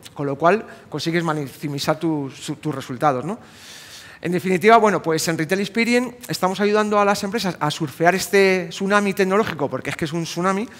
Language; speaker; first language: Spanish; native; Spanish